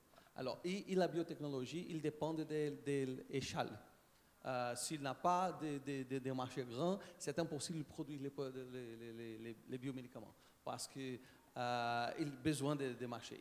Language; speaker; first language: French; non-native, learner; Portuguese